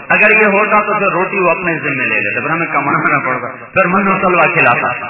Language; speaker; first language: Urdu; non-native, local second language; Punjabi